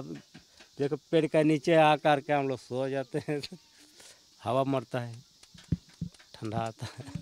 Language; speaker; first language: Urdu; non-native, local second language; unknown